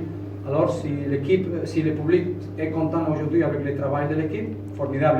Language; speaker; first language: French; non-native, fluent; Spanish